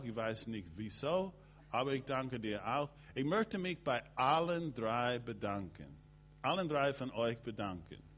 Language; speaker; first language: German; non-native, fluent; English